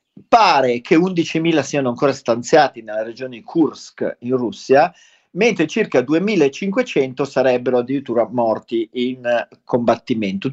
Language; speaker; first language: Italian; native; Italian